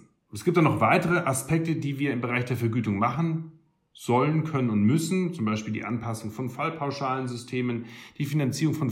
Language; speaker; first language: German; native; German